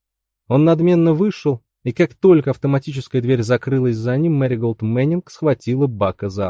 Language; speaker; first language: Russian; native; Russian